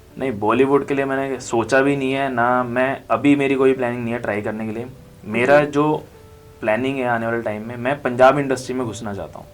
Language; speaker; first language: Hindi; native; Hindi